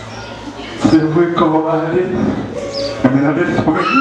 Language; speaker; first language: French; non-native, local second language; Haitian Creole